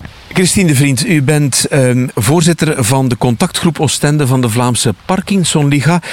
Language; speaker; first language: Dutch; native; Dutch